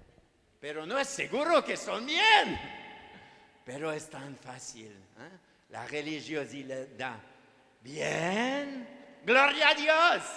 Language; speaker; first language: Spanish; non-native, learner; French